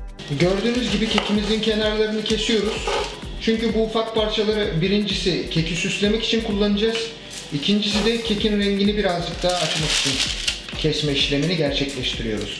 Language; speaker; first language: Turkish; native; Turkish